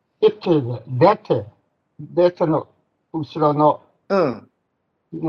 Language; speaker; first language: Japanese; non-native, fluent; Chinese